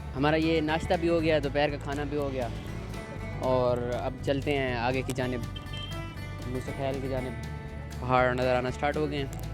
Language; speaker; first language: Urdu; non-native, local second language; Saraiki